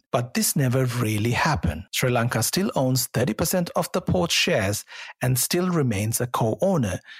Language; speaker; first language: English; non-native, local second language; Sinhala